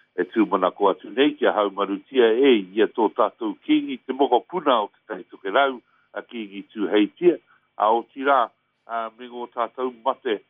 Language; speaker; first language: Māori; native; Māori